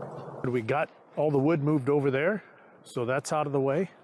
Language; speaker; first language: English; native; English